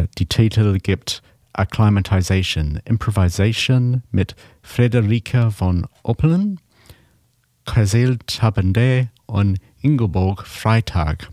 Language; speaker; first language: German; non-native, learner; English